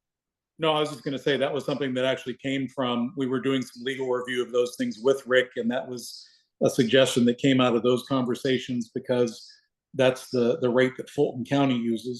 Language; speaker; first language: English; native; English